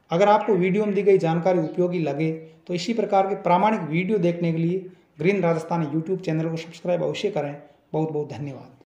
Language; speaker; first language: Hindi; native; Hindi